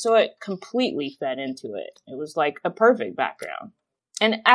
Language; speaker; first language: English; native; English